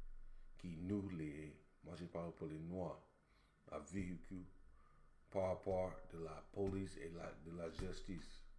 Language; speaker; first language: French; non-native, learner; English